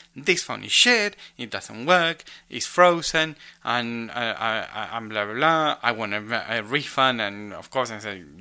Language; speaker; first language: English; non-native, fluent; Spanish